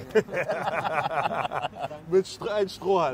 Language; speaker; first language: German; early bilingual, other home language; Turkish